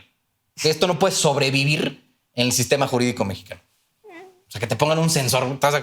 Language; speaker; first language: Spanish; native; Spanish